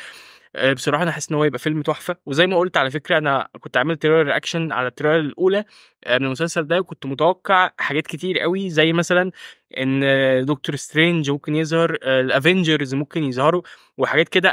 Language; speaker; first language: Arabic; native; Arabic